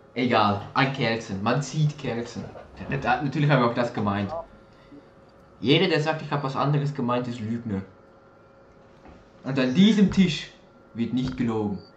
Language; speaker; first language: German; native; German